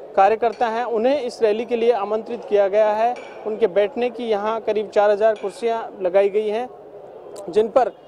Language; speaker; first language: Hindi; native; Hindi